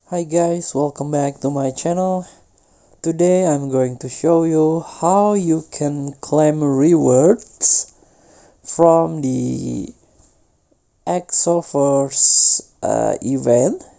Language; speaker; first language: English; non-native, fluent; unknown